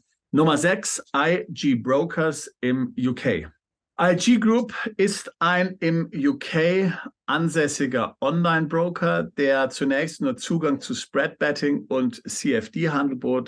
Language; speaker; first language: German; native; German